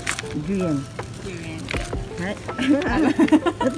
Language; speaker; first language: Japanese; non-native, learner; Filipino